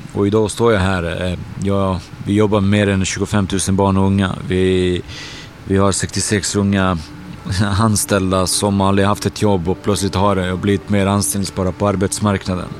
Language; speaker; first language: Swedish; early bilingual, other home language; Bosnian